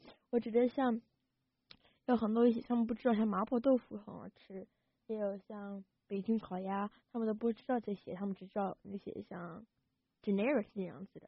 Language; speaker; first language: Chinese; early bilingual, heritage; Chinese